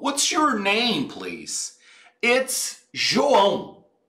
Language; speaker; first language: English; non-native, fluent; Portuguese